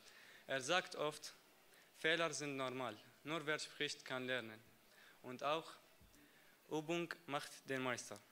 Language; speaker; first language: German; non-native, learner; Arabic